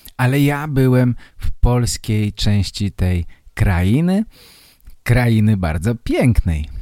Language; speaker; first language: Polish; native; Polish